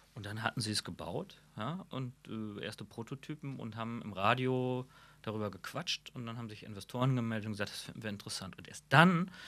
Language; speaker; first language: German; native; German